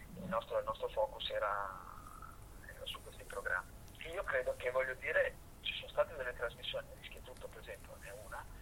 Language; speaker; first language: Italian; native; Italian